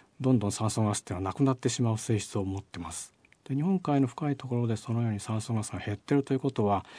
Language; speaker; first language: Japanese; native; Japanese